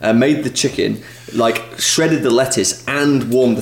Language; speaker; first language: English; native; English